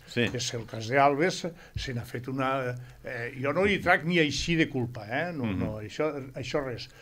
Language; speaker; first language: Catalan; native; Catalan